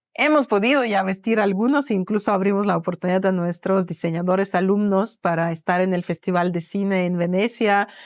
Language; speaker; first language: Spanish; non-native, fluent; Ukrainian